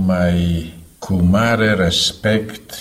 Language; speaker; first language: Romanian; non-native, learner; Slovak